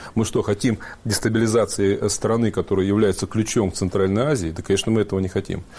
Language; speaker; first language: Russian; native; Russian